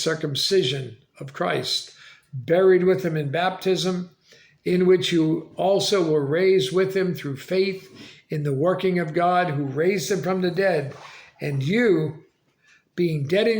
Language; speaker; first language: English; native; English